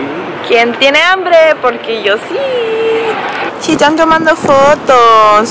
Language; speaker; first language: Spanish; early bilingual, heritage; Spanish